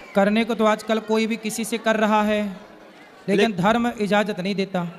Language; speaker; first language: Hindi; native; Hindi